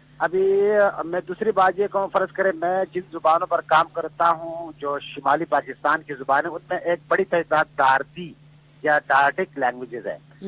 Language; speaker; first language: Urdu; non-native, local second language; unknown